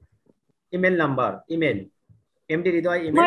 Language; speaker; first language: English; non-native, learner; Bangla